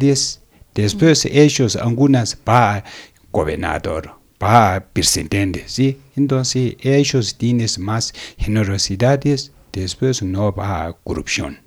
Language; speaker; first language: Spanish; non-native, learner; Tibetan